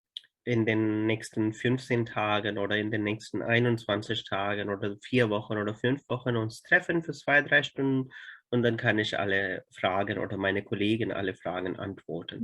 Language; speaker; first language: German; non-native, fluent; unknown